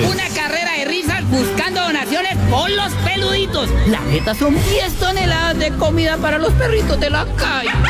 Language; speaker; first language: Spanish; native; Spanish